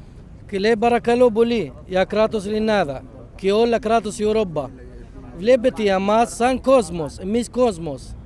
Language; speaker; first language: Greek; non-native, learner; Arabic